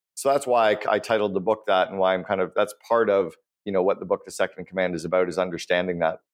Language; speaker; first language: English; native; English